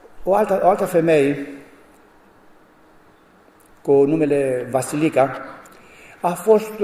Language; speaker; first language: Romanian; non-native, learner; Greek